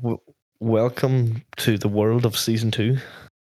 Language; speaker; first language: English; native; English